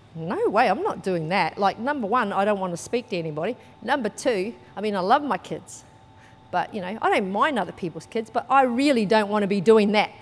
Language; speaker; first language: English; native; English